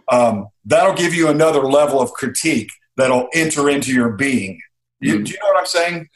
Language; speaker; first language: English; native; English